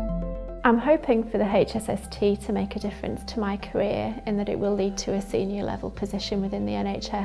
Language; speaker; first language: English; native; English